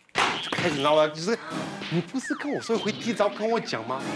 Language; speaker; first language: Chinese; non-native, fluent; Portuguese